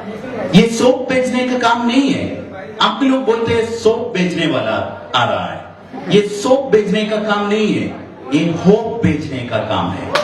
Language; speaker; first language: Hindi; non-native, learner; Nepali